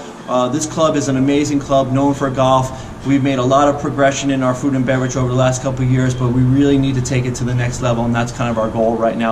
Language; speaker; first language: English; native; English